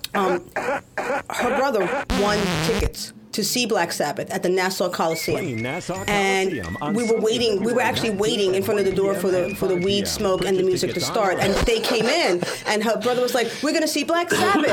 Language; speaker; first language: English; native; English